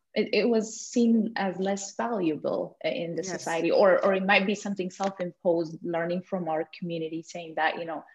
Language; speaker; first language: English; non-native, fluent; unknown